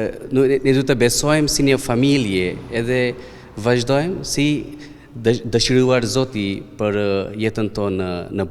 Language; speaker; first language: Albanian; non-native, learner; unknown